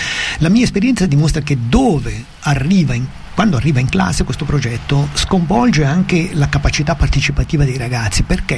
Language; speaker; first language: Italian; native; Italian